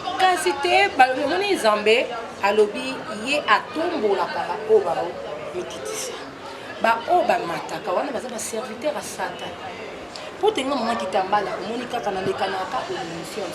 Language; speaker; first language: Lingala; non-native, local second language; Kongo